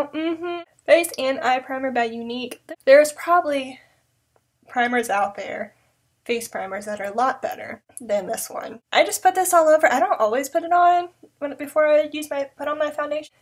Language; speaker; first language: English; native; English